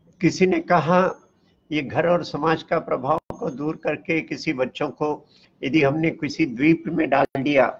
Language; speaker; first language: Hindi; non-native, local second language; Tamil